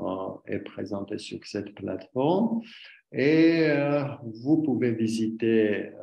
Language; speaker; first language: French; non-native, learner; Armenian